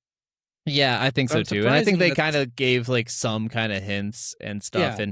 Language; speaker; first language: English; native; English